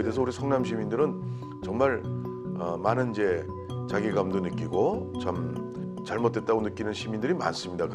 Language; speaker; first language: Korean; native; Korean